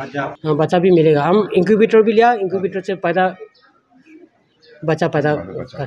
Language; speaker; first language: Hindi; non-native, local second language; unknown